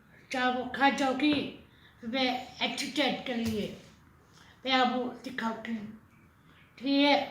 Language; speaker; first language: Hindi; non-native, learner; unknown